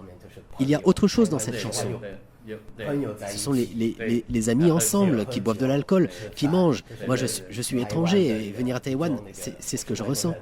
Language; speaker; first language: French; native; French